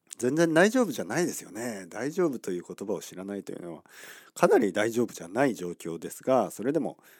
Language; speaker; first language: Japanese; native; Japanese